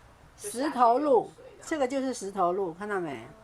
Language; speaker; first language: Chinese; native; Chinese